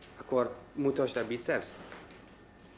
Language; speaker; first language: Hungarian; non-native, fluent; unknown